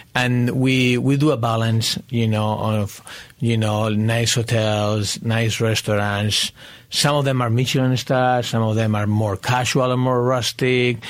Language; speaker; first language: English; non-native, fluent; Spanish